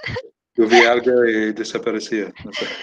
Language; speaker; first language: Spanish; non-native, fluent; English